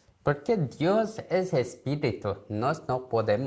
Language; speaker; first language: Spanish; non-native, learner; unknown